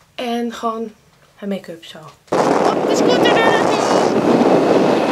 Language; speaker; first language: Dutch; early bilingual, other home language; Russian